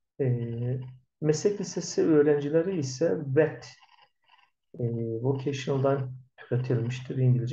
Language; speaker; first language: Turkish; native; Turkish